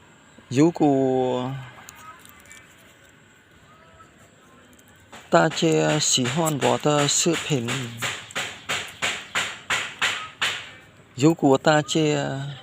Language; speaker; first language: Chinese; non-native, learner; Khmer